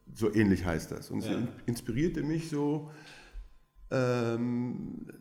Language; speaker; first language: German; non-native, fluent; French